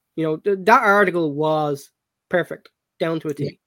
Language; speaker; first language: English; native; English